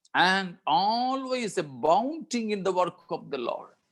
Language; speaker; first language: English; non-native, local second language; Malayalam